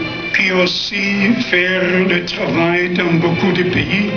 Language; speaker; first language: French; non-native, learner; German